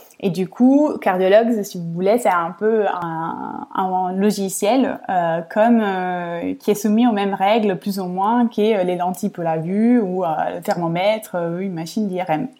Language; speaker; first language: French; non-native, fluent; Italian